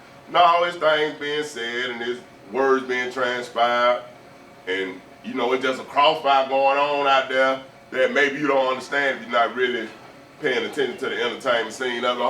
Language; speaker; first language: English; native; English